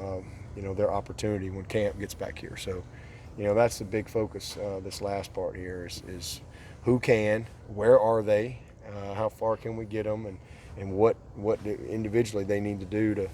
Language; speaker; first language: English; native; English